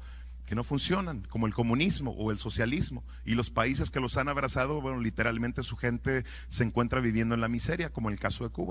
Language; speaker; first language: Spanish; native; Spanish